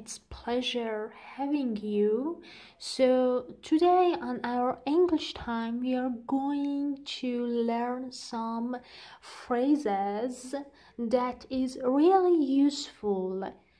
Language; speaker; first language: English; non-native, fluent; Persian